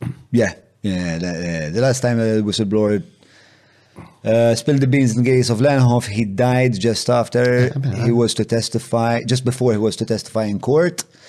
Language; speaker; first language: English; non-native, local second language; Maltese